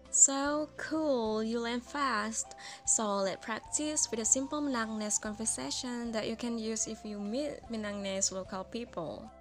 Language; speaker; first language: English; non-native, fluent; Indonesian